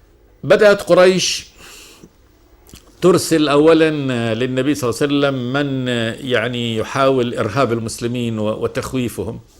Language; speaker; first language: Arabic; native; Arabic